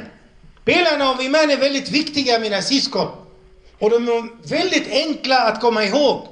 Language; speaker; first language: Swedish; non-native, local second language; Arabic